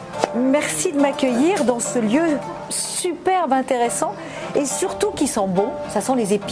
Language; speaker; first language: French; native; French